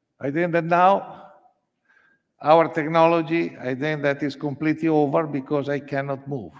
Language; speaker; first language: English; non-native, learner; Italian